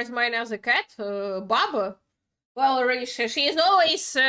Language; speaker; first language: English; non-native, fluent; Russian